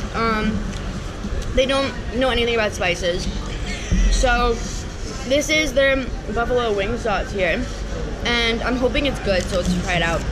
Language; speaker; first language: English; native; English